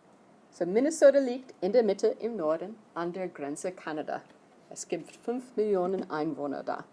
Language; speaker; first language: German; non-native, fluent; English